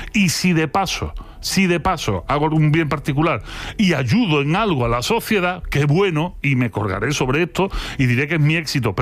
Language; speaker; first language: Spanish; native; Spanish